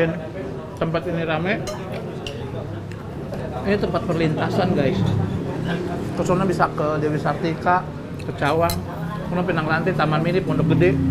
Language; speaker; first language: Indonesian; native; Indonesian